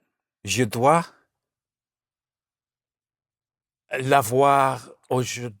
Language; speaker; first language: French; non-native, learner; English